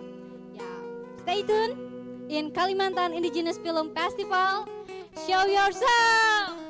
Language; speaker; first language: English; non-native, fluent; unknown